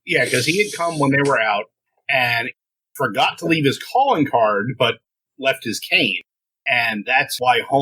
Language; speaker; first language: English; native; English